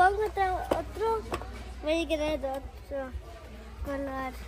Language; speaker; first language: Spanish; early bilingual, other home language; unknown